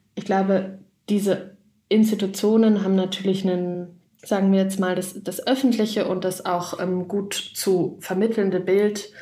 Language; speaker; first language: German; native; German